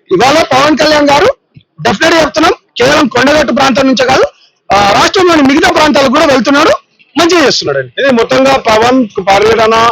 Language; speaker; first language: Telugu; native; Telugu